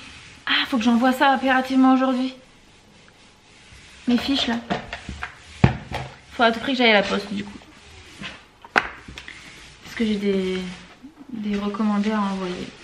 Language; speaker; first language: French; native; French